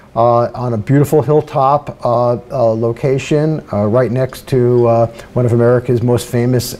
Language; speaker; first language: English; native; English